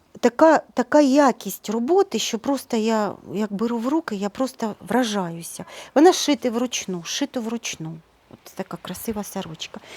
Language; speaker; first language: Ukrainian; native; Ukrainian